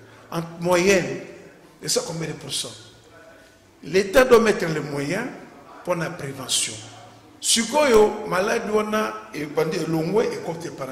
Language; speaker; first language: French; non-native, local second language; Lingala